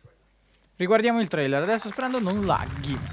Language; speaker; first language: Italian; native; Italian